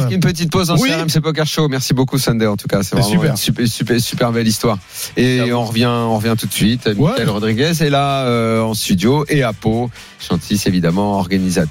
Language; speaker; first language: French; native; French